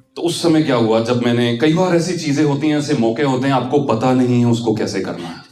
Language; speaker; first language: Hindi; non-native, local second language; Punjabi